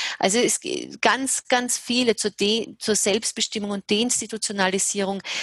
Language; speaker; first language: German; native; German